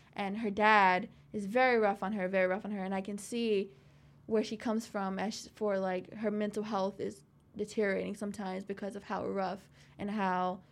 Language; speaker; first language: English; native; English